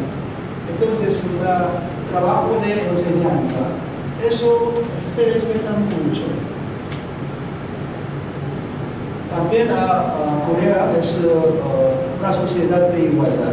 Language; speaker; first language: Spanish; non-native, learner; Korean